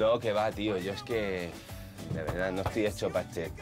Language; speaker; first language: Spanish; native; Spanish